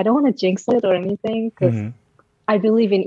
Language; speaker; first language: English; non-native, fluent; Danish